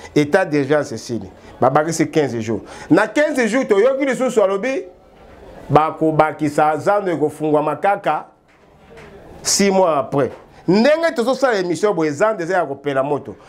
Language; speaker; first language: Lingala; native; Lingala